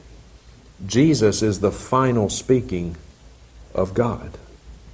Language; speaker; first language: English; native; English